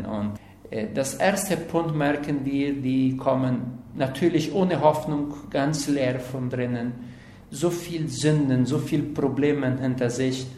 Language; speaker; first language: German; non-native, learner; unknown